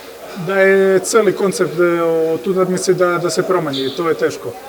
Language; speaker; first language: Macedonian; non-native, fluent; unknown